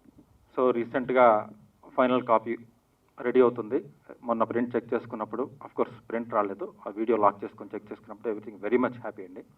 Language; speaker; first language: Telugu; native; Telugu